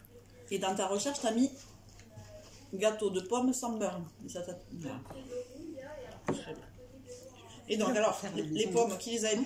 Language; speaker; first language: French; native; French